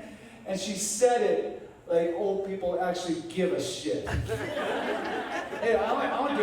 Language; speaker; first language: English; native; English